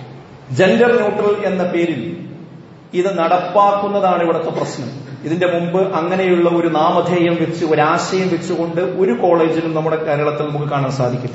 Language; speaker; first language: Malayalam; native; Malayalam